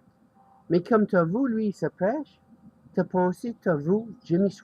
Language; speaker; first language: French; non-native, learner; English